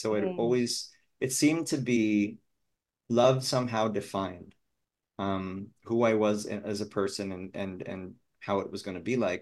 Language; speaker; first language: English; non-native, local second language; Filipino